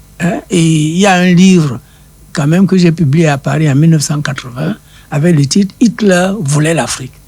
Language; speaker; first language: French; non-native, local second language; Duala